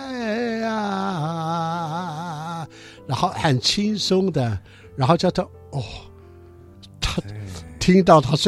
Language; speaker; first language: Chinese; non-native, local second language; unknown